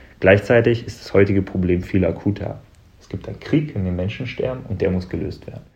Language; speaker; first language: German; early bilingual, other home language; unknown